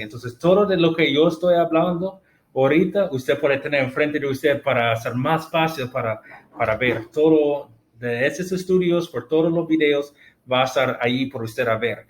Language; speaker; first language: Spanish; non-native, fluent; English